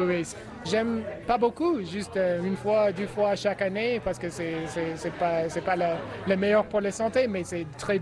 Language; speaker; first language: French; non-native, learner; English